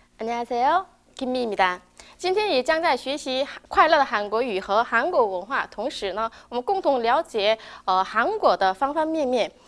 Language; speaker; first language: Chinese; non-native, fluent; Korean